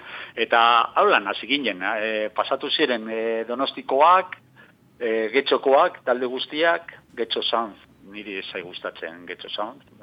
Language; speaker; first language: Basque; non-native, local second language; Spanish